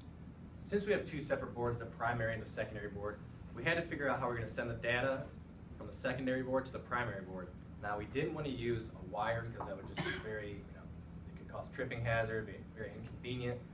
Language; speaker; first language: English; native; English